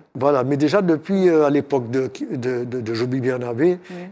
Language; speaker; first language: French; native; French